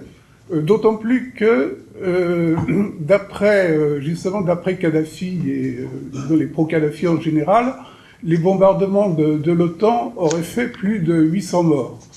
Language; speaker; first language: French; native; French